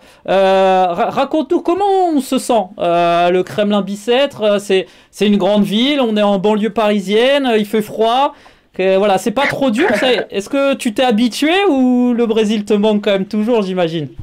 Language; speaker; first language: French; native; French